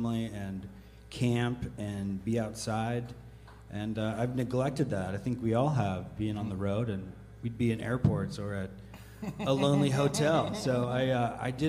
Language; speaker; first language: English; native; English